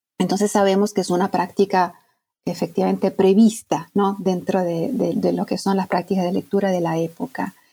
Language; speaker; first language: Spanish; non-native, fluent; Italian